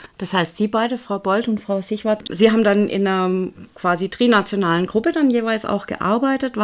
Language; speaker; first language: German; native; German